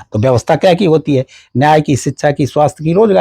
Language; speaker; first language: Hindi; native; Hindi